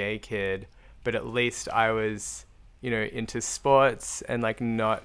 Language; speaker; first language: English; native; English